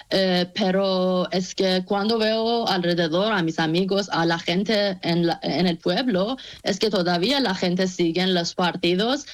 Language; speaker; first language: Spanish; non-native, learner; Persian